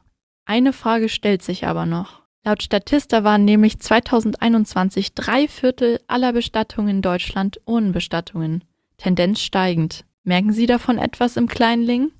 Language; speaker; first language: German; native; German